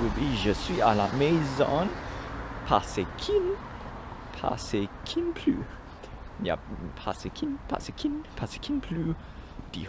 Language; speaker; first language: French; non-native, learner; English